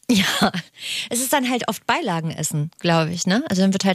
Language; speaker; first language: German; native; German